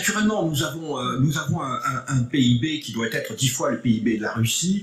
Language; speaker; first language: French; native; French